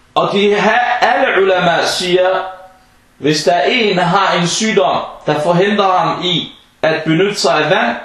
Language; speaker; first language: Danish; non-native, fluent; Arabic